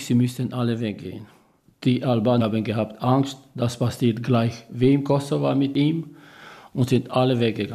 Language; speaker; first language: German; non-native, learner; Albanian